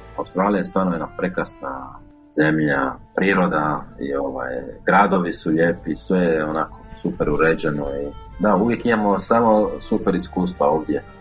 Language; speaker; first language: Croatian; native; Croatian